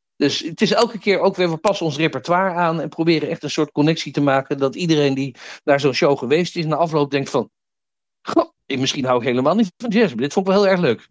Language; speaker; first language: Dutch; native; Dutch